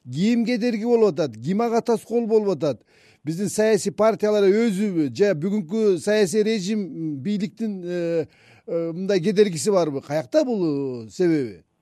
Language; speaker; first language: Kyrgyz; native; Kyrgyz